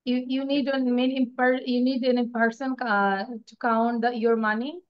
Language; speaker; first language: English; non-native, local second language; Bangla